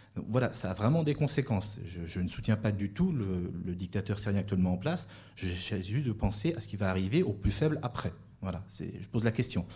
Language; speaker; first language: French; native; French